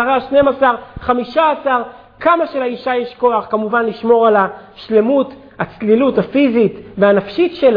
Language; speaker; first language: Hebrew; native; Hebrew